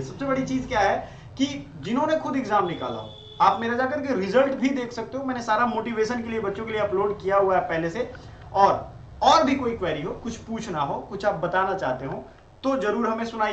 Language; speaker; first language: Hindi; native; Hindi